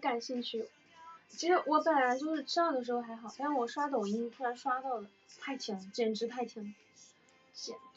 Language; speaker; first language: Chinese; native; Chinese